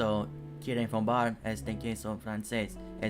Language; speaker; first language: Spanish; non-native, learner; English